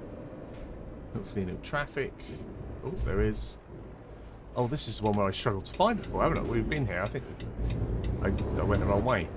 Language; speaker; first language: English; native; English